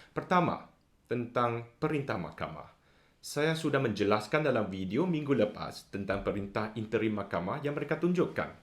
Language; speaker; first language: Malay; non-native, local second language; Chinese